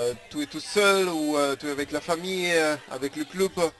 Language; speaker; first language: French; non-native, learner; German